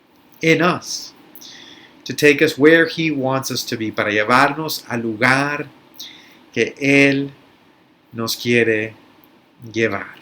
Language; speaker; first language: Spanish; early bilingual, other home language; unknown